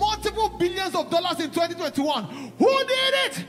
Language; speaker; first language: English; non-native, local second language; Igbo